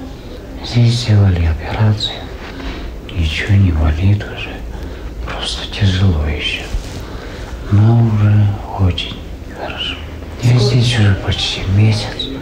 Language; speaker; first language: Russian; non-native, local second language; Romanian